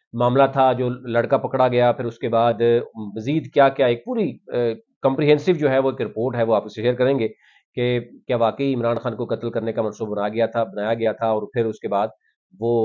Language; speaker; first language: Urdu; non-native, local second language; Punjabi